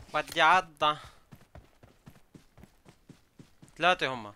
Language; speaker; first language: Arabic; native; Arabic